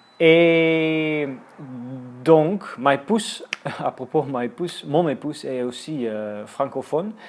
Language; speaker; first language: French; non-native, fluent; Dutch